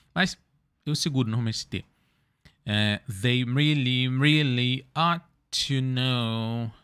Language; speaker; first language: English; non-native, fluent; Portuguese